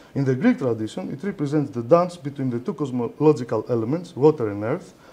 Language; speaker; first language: English; non-native, fluent; Greek